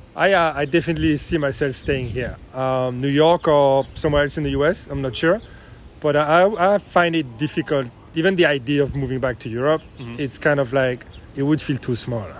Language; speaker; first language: English; non-native, fluent; French